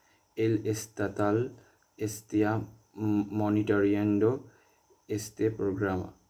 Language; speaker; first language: Spanish; non-native, learner; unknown